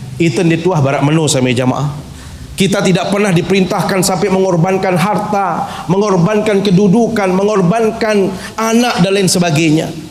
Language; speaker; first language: Malay; non-native, local second language; Sasak